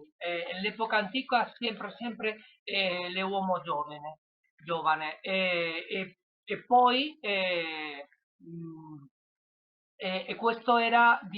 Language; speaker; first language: Italian; non-native, learner; Spanish